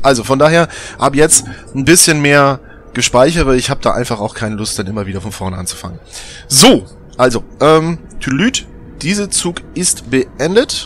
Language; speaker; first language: German; native; German